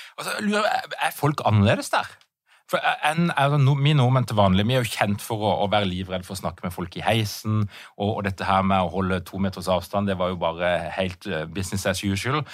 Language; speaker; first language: Norwegian; native; Norwegian